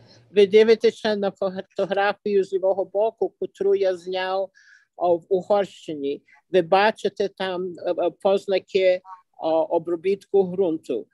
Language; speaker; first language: Ukrainian; native; Ukrainian